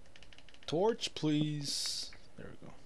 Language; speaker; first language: English; native; English